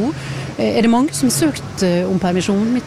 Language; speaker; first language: Norwegian; native; Norwegian